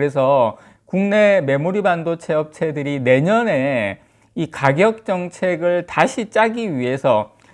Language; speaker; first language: Korean; native; Korean